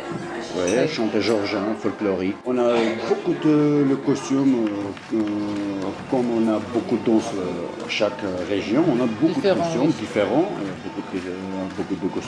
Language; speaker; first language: French; non-native, learner; Georgian